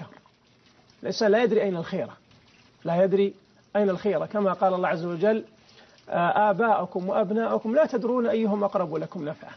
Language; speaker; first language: Arabic; native; Arabic